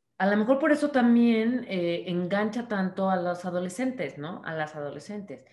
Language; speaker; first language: Spanish; native; Spanish